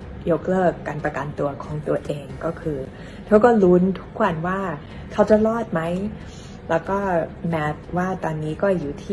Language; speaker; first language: Thai; non-native, fluent; English